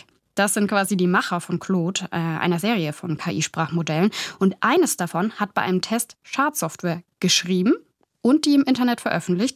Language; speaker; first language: German; native; German